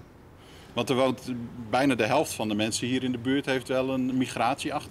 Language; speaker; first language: Dutch; native; Dutch